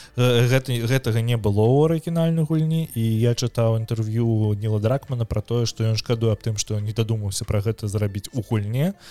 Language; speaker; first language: Belarusian; non-native, local second language; Russian